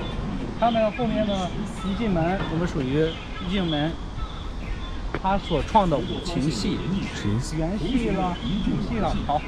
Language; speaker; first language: Chinese; native; Chinese